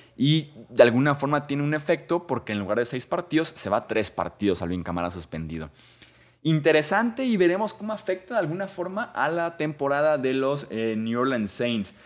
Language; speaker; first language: Spanish; native; Spanish